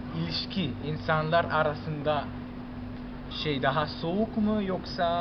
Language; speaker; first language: Turkish; non-native, learner; Chinese